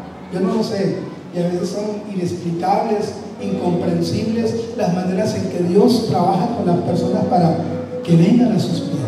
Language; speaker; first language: Spanish; native; Spanish